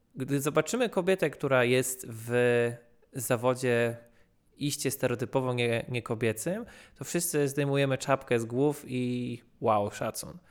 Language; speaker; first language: Polish; early bilingual, heritage; Polish